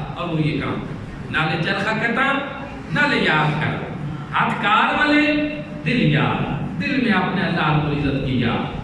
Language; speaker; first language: Urdu; non-native, local second language; Punjabi